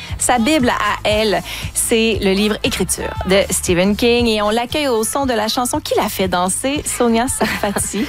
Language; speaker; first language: French; native; French